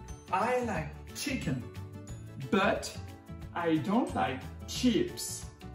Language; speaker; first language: English; non-native, fluent; French